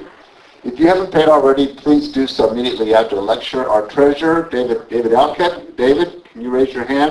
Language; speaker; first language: English; native; English